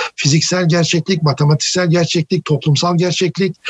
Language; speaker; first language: Turkish; native; Turkish